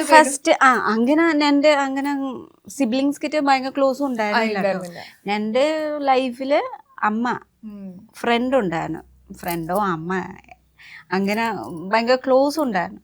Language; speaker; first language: Malayalam; non-native, fluent; Nepali